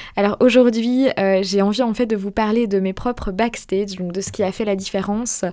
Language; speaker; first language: French; native; French